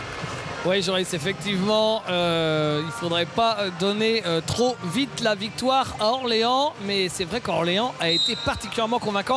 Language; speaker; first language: French; native; French